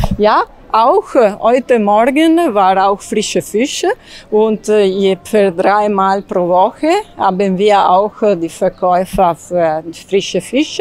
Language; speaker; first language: German; non-native, learner; Italian